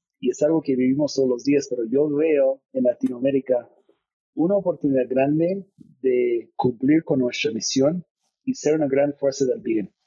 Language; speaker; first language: Spanish; non-native, fluent; English